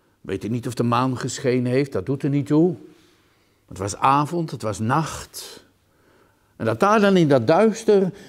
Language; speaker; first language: Dutch; native; Dutch